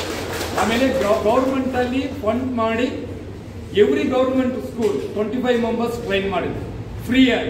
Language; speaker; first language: Kannada; non-native, local second language; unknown